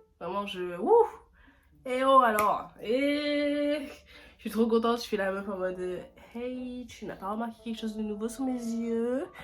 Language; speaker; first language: French; native; French